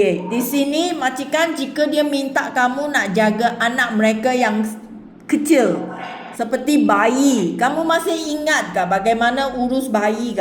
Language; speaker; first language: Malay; non-native, local second language; Chinese